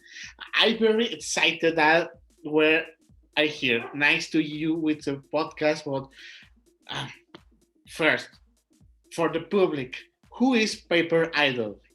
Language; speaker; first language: English; non-native, learner; Spanish